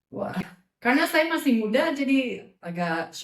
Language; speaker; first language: Indonesian; non-native, fluent; English